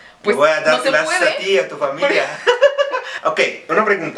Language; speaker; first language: Spanish; non-native, fluent; Arabic